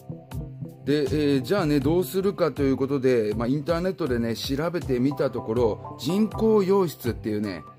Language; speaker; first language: Japanese; native; Japanese